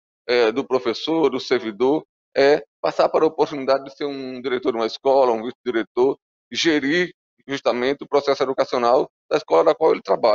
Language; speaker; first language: Portuguese; native; Portuguese